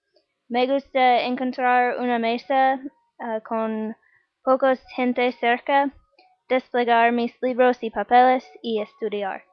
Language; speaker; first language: Spanish; non-native, learner; English